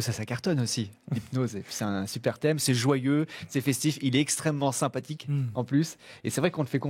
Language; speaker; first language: French; native; French